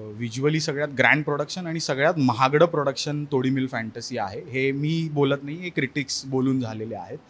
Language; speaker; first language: Marathi; native; Marathi